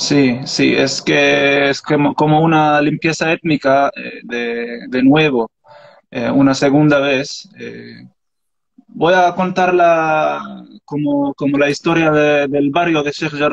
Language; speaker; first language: Spanish; non-native, learner; Arabic